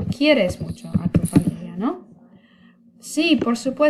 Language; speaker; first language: Spanish; non-native, fluent; English